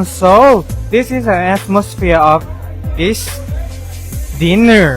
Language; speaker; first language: English; non-native, learner; Thai